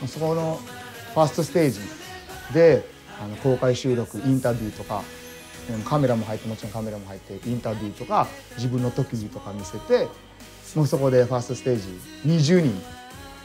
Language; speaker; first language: Japanese; early bilingual, other home language; Filipino